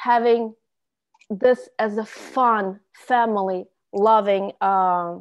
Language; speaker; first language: English; non-native, fluent; Russian